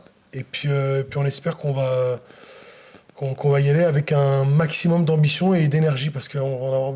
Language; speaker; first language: French; native; French